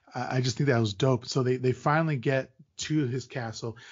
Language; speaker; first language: English; native; English